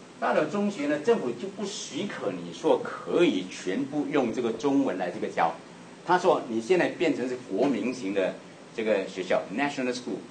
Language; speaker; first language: Chinese; native; Chinese